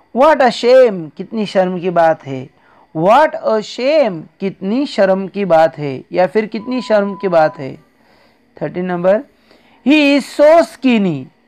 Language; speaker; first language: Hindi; non-native, local second language; Marathi